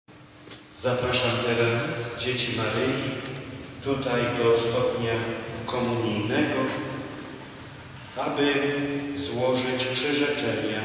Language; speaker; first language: Polish; native; Polish